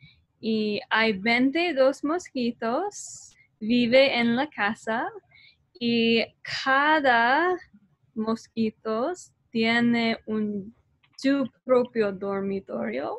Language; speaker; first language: Spanish; non-native, learner; English